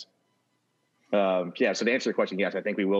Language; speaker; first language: English; native; English